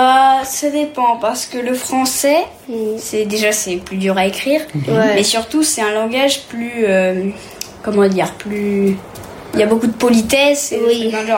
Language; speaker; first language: French; early bilingual, heritage; French